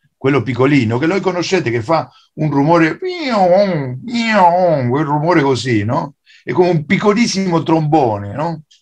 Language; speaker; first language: Italian; non-native, fluent; Spanish